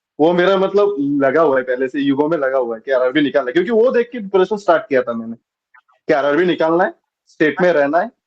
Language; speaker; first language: Hindi; non-native, local second language; Bangla